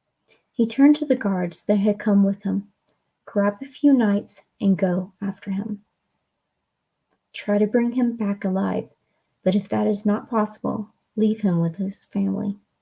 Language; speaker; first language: English; native; English